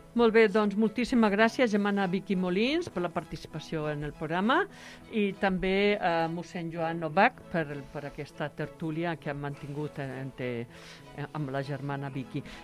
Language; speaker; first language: Catalan; native; Catalan